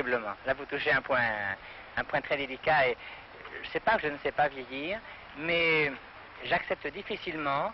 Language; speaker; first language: French; native; French